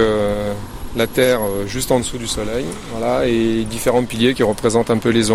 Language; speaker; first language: French; native; French